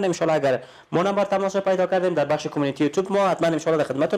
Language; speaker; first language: Persian; native; Persian